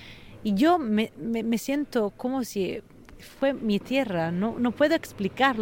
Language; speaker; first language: Spanish; non-native, fluent; Italian